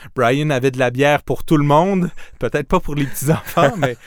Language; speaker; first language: French; native; French